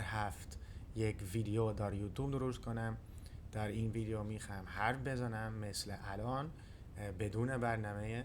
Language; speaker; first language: Persian; non-native, learner; Dutch